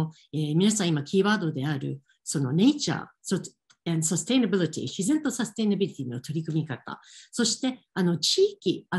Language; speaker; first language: Japanese; native; Japanese